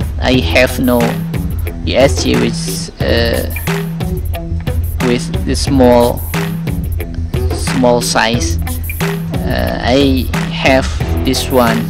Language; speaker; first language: English; non-native, learner; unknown